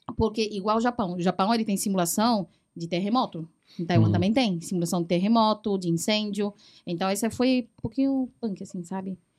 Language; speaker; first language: Portuguese; early bilingual, other home language; Chinese